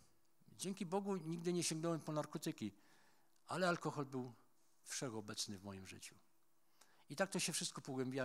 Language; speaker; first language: Polish; native; Polish